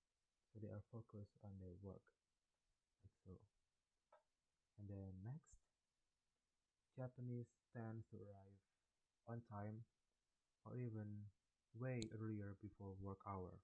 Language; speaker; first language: English; non-native, learner; Indonesian